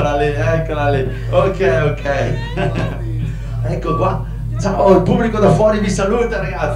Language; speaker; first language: Italian; native; Italian